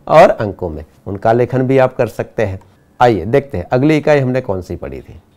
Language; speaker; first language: Hindi; non-native, local second language; Gujarati